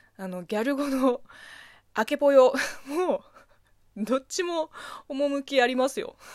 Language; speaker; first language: Japanese; non-native, fluent; Chinese